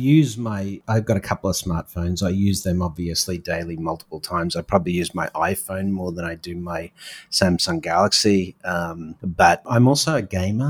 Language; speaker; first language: English; native; English